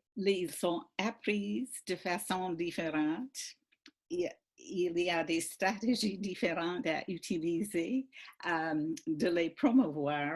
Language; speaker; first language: French; non-native, fluent; English